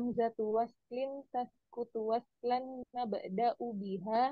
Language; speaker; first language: Arabic; non-native, learner; Indonesian